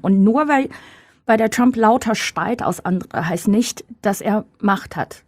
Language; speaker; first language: German; non-native, fluent; English